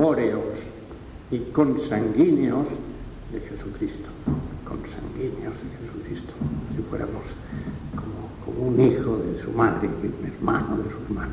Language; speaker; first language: Spanish; non-native, local second language; Catalan